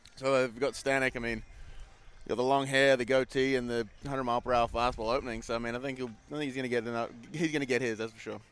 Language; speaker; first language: English; native; English